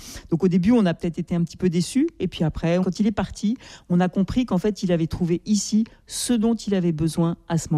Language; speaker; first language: French; native; French